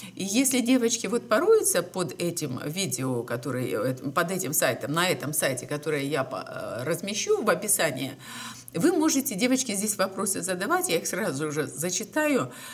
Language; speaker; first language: Russian; native; Russian